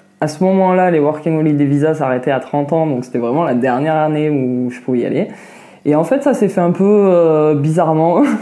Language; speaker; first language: French; native; French